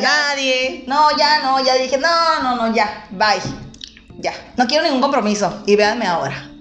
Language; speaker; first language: Spanish; native; Spanish